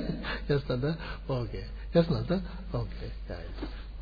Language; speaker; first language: Russian; non-native, learner; Tibetan